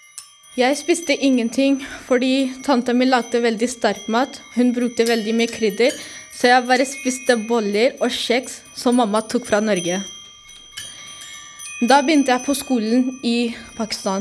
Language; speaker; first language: Norwegian; early bilingual, other home language; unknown